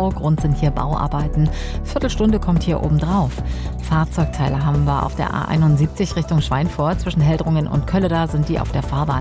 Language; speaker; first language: German; native; German